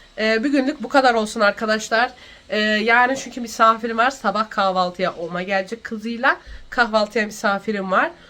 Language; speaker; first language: Turkish; early bilingual, heritage; Turkish